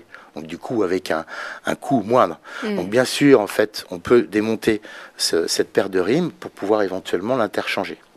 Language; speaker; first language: French; native; French